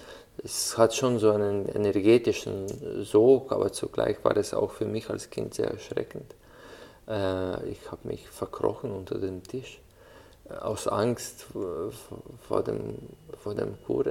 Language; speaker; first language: German; non-native, fluent; Slovenian